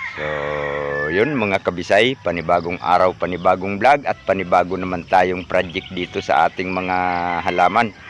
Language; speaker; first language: Filipino; non-native, local second language; Cebuano